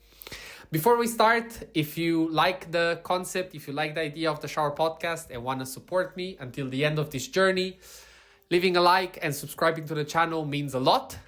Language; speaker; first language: English; non-native, fluent; Italian